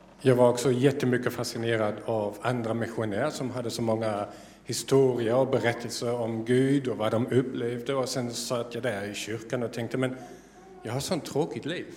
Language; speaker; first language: Swedish; non-native, fluent; German